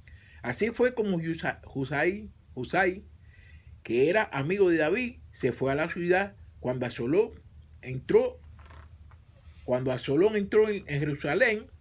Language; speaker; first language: Spanish; native; Spanish